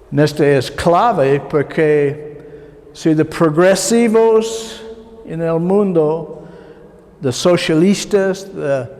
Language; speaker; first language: Spanish; non-native, learner; English